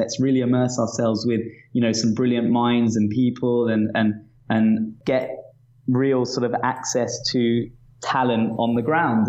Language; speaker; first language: English; native; English